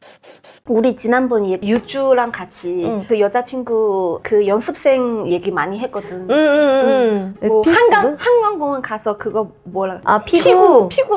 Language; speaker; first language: Korean; non-native, fluent; Chinese